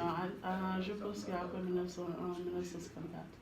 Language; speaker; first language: French; non-native, learner; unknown